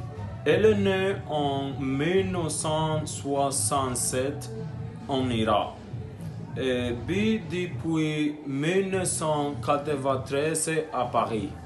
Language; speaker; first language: French; non-native, learner; Spanish